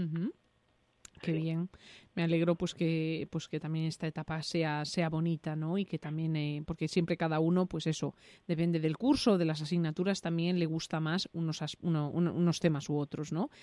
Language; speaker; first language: Spanish; native; Spanish